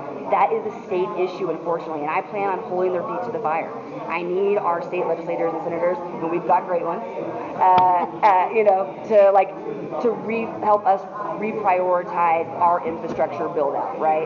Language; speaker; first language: English; native; English